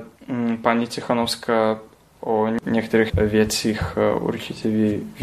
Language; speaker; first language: Czech; non-native, learner; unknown